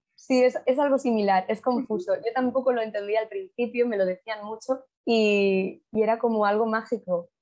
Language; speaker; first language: Spanish; native; Spanish